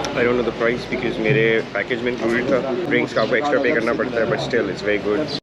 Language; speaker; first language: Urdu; non-native, local second language; Punjabi